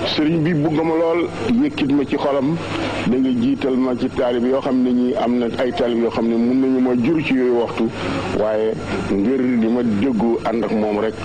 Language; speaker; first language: Wolof; non-native, local second language; Fula